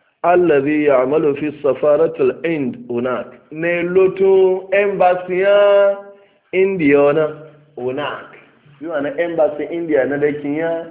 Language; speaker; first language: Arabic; non-native, fluent; Hausa